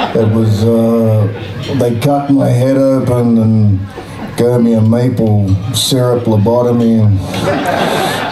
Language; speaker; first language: English; native; English